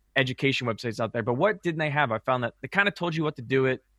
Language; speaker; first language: English; native; English